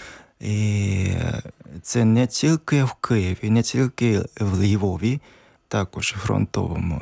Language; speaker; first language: Ukrainian; non-native, learner; Japanese